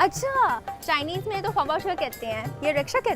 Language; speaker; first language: Hindi; non-native, fluent; Chinese